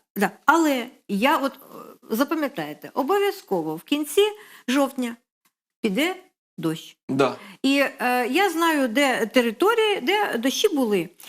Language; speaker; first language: Ukrainian; non-native, local second language; Russian